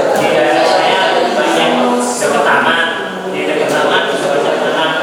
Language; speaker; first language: Indonesian; native; Indonesian